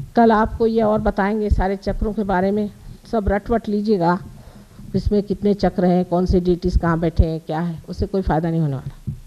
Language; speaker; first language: Hindi; non-native, local second language; Marathi